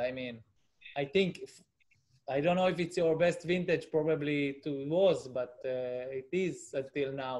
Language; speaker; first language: English; non-native, fluent; Hebrew